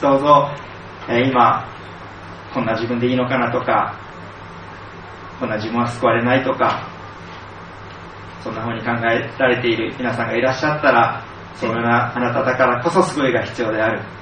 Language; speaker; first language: Japanese; native; Japanese